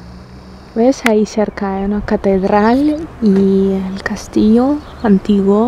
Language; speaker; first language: Spanish; non-native, fluent; Russian